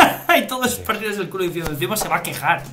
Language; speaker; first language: Spanish; native; Spanish